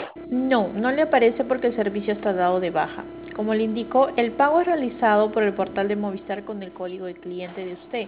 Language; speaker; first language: Spanish; native; Spanish